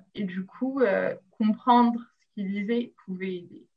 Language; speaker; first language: French; non-native, local second language; Arabic